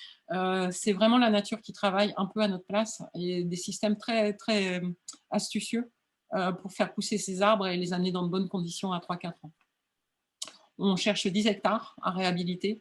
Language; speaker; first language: French; native; French